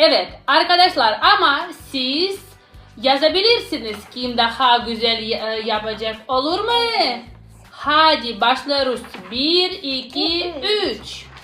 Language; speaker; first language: Turkish; non-native, learner; Russian